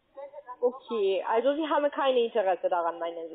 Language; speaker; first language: German; non-native, learner; Spanish